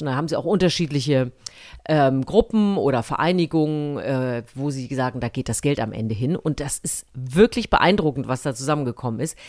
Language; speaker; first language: German; native; German